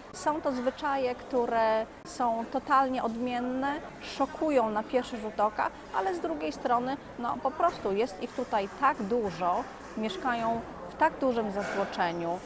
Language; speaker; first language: Polish; native; Polish